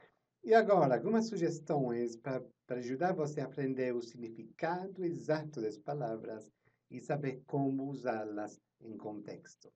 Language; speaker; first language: Portuguese; non-native, fluent; English